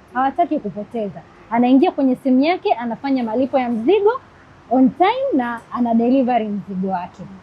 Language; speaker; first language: Swahili; native; Swahili